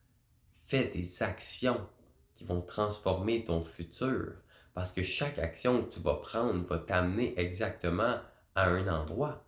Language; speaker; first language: French; native; French